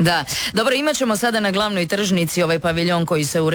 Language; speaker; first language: Serbian; native; Serbian